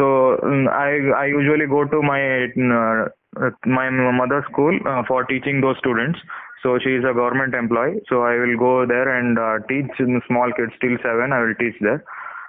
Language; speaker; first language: English; non-native, local second language; Kannada